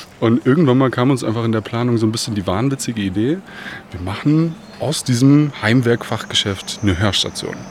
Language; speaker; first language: German; early bilingual, other home language; Bosnian